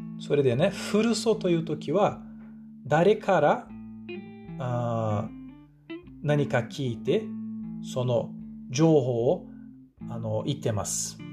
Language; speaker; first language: Japanese; non-native, fluent; Portuguese